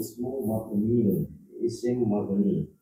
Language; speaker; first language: Arabic; non-native, learner; Indonesian